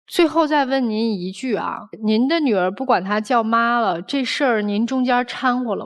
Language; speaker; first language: Chinese; native; Chinese